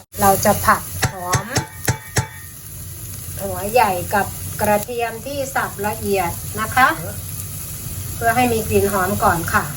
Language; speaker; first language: Thai; native; Thai